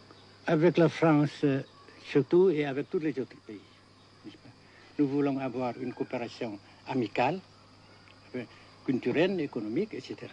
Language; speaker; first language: French; non-native, local second language; Vietnamese